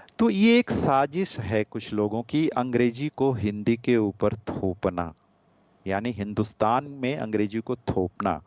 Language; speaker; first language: Hindi; non-native, local second language; Gujarati